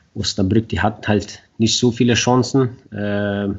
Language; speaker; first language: German; non-native, fluent; Swedish